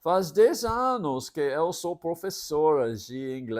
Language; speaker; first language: Portuguese; non-native, learner; English